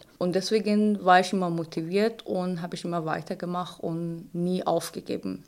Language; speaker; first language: German; non-native, fluent; Persian